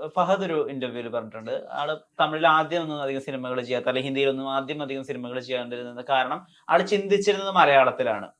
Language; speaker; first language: Malayalam; native; Malayalam